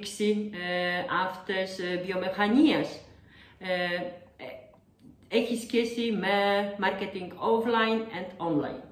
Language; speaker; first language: Greek; non-native, learner; Polish